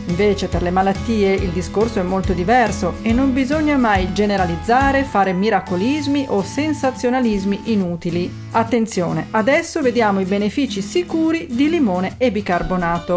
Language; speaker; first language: Italian; native; Italian